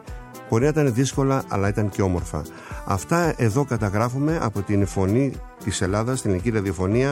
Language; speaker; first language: Greek; native; Greek